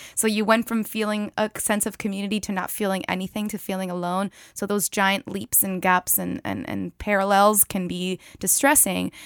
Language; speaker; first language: English; native; English